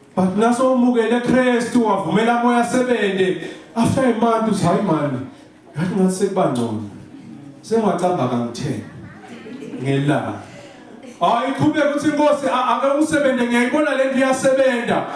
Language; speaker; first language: Zulu; non-native, local second language; Swati